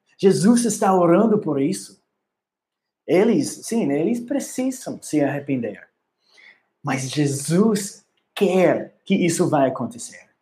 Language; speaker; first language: Portuguese; non-native, learner; English